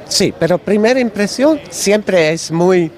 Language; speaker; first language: Spanish; non-native, learner; Dutch